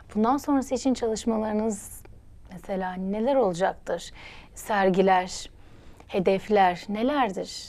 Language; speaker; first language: Turkish; native; Turkish